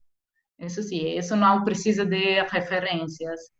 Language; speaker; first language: Portuguese; non-native, fluent; Italian